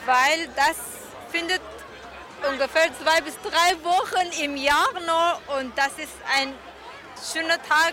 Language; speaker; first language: German; non-native, learner; Persian